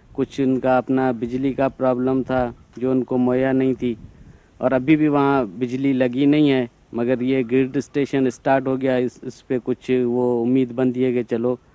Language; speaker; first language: Urdu; non-native, local second language; Sindhi